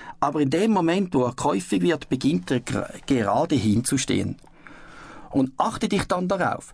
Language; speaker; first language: German; native; German